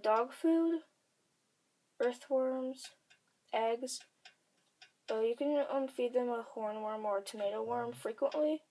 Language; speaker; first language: English; native; English